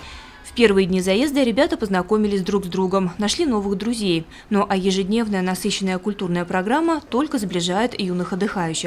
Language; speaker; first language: Russian; native; Russian